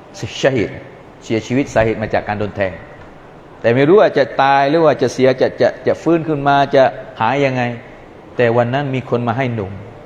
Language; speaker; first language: Thai; non-native, local second language; Malay